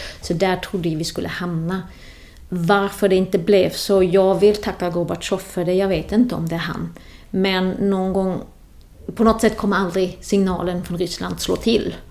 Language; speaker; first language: Swedish; non-native, fluent; German